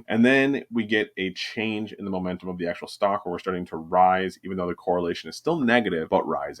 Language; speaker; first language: English; native; English